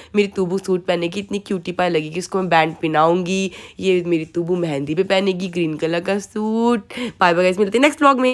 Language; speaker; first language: Hindi; native; Hindi